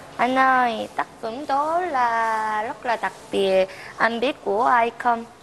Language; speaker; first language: Vietnamese; non-native, learner; Korean